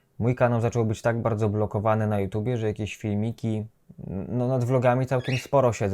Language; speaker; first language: Polish; native; Polish